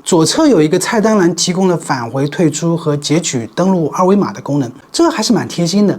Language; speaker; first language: Chinese; native; Chinese